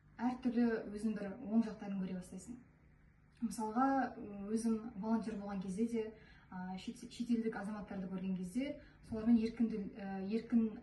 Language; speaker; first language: Kazakh; native; Kazakh